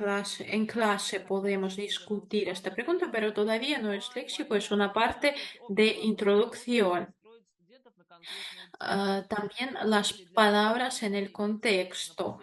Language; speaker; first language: Spanish; non-native, fluent; Russian